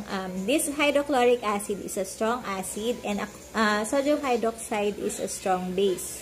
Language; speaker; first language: English; non-native, local second language; Filipino